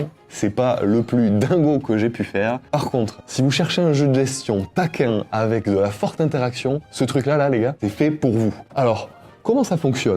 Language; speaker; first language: French; native; French